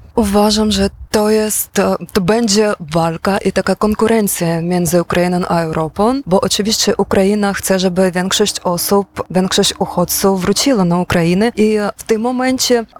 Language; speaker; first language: Polish; non-native, fluent; Ukrainian